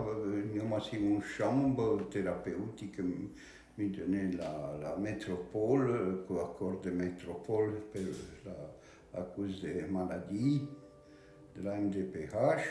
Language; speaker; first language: French; non-native, learner; Romanian